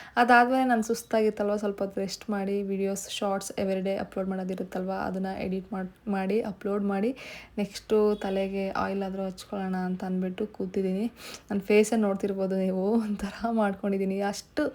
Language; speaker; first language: Kannada; native; Kannada